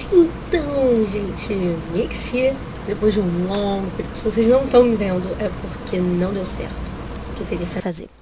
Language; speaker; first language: Portuguese; native; Portuguese